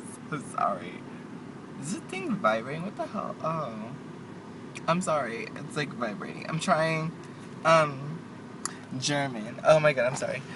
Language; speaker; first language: English; native; English